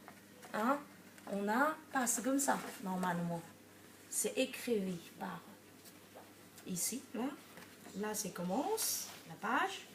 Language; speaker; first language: French; non-native, learner; Chinese